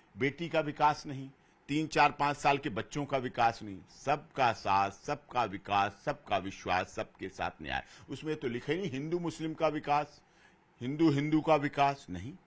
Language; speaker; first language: Hindi; native; Hindi